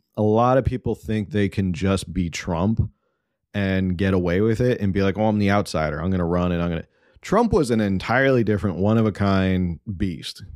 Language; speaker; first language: English; native; English